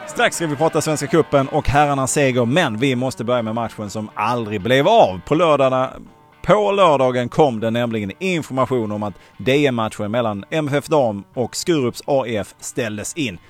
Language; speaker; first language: Swedish; native; Swedish